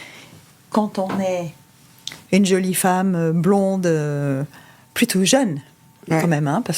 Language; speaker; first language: French; native; French